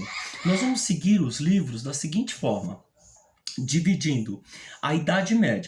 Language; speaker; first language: Portuguese; native; Portuguese